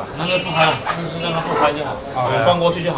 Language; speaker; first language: Chinese; native; Chinese